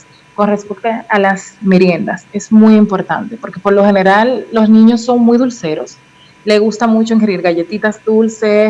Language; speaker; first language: Spanish; native; Spanish